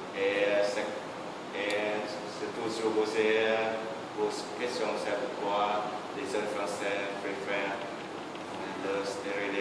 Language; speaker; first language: French; non-native, learner; Vietnamese